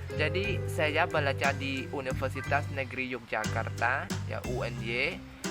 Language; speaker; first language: Indonesian; non-native, learner; Khmer